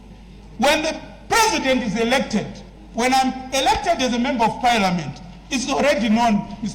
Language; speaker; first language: English; non-native, local second language; Shona